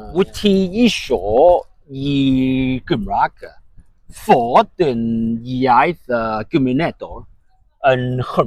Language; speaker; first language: Welsh; non-native, fluent; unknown